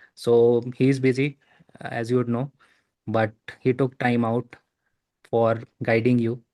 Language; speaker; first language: English; non-native, local second language; Hindi